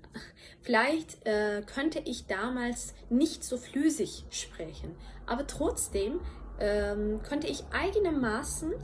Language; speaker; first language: German; non-native, fluent; Turkish